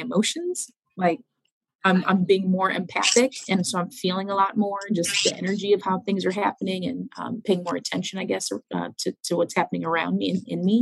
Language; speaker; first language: English; native; English